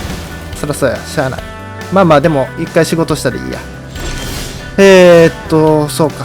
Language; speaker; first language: Japanese; native; Japanese